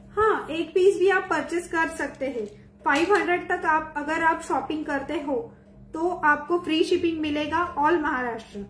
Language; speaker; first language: Hindi; non-native, local second language; Marathi